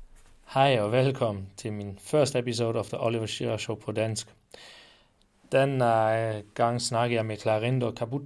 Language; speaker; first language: Danish; non-native, fluent; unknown